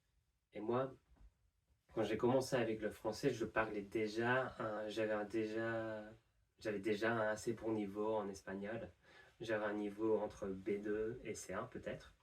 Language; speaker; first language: French; non-native, fluent; English